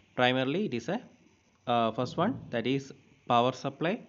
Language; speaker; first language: English; non-native, local second language; Malayalam